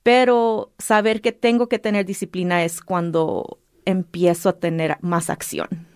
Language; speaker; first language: Spanish; early bilingual, heritage; Spanish